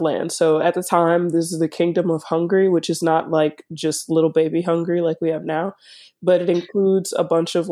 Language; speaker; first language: English; native; English